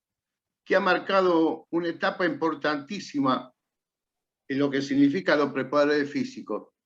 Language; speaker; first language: Spanish; native; Spanish